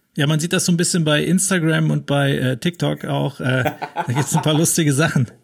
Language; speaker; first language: German; native; German